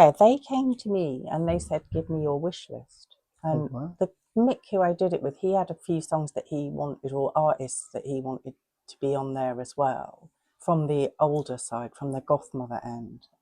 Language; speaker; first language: English; native; English